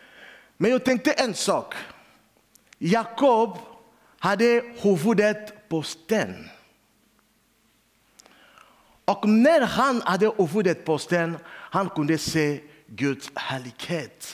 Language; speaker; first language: Swedish; non-native, learner; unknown